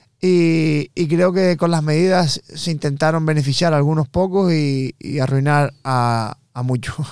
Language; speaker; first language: Spanish; native; Spanish